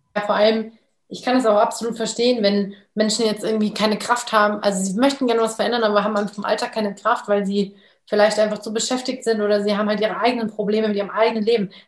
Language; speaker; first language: German; native; German